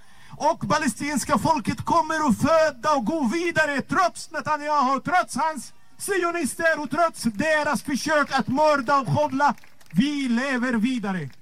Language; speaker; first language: Swedish; non-native, fluent; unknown